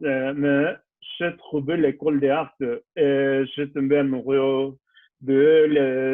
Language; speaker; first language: French; non-native, learner; Spanish